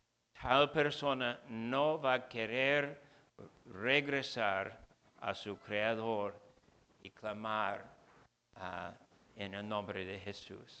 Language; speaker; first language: Spanish; non-native, fluent; English